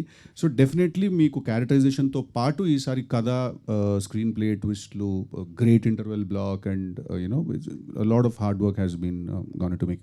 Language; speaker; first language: Telugu; native; Telugu